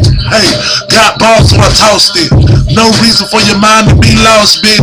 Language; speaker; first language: English; native; English